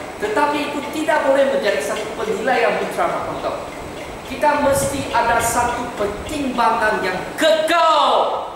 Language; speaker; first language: Malay; non-native, local second language; Chinese